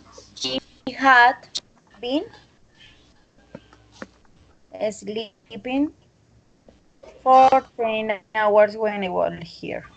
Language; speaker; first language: English; non-native, learner; Spanish